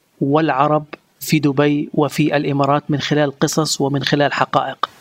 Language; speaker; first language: Arabic; native; Arabic